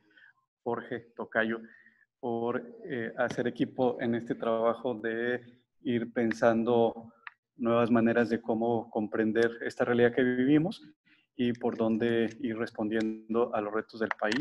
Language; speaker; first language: Spanish; native; Spanish